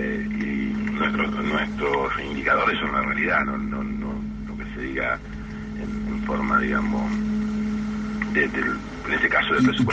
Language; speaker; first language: Spanish; native; Spanish